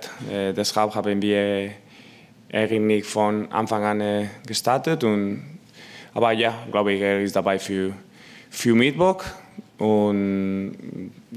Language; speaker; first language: German; non-native, learner; Spanish